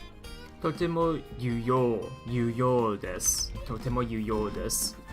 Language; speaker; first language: Japanese; non-native, learner; English